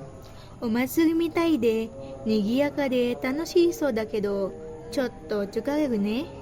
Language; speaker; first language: Japanese; non-native, learner; Indonesian